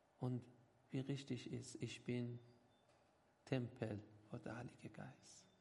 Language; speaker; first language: German; non-native, learner; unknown